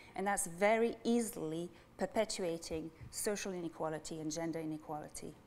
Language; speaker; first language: English; non-native, fluent; French